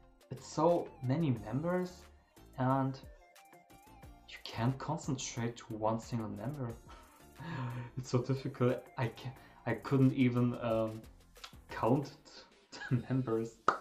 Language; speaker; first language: English; non-native, fluent; German